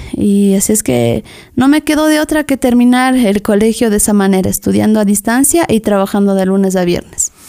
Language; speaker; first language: Spanish; native; Spanish